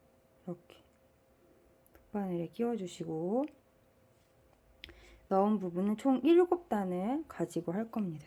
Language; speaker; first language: Korean; native; Korean